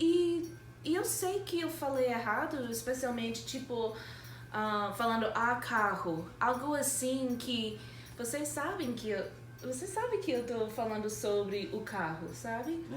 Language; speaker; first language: Portuguese; non-native, fluent; English